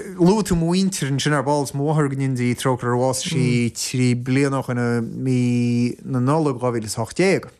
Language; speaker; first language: Irish; native; Irish